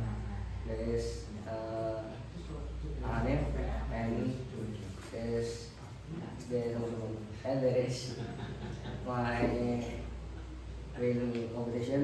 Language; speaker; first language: English; non-native, learner; Indonesian